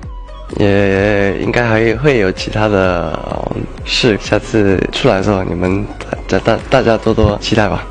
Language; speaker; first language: Chinese; early bilingual, heritage; Chinese